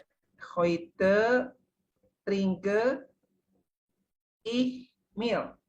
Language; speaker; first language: German; non-native, learner; Indonesian